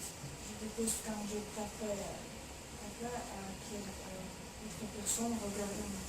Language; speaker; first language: French; non-native, learner; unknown